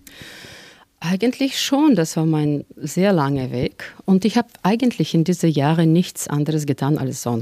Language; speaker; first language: German; non-native, fluent; Russian